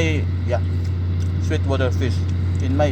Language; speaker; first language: English; non-native, learner; Filipino